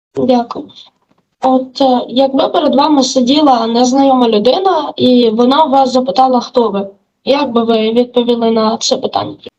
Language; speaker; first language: Ukrainian; native; Ukrainian